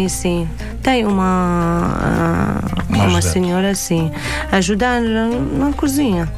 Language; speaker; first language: Portuguese; non-native, learner; Arabic